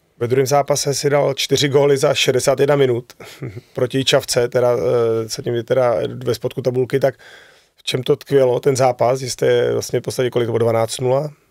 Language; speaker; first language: Czech; native; Czech